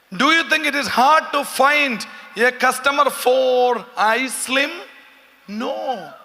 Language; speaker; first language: English; non-native, local second language; Malayalam